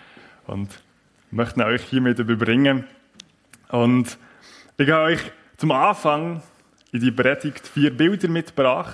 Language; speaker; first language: German; native; German